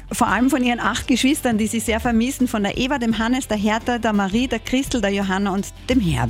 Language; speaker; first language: German; native; German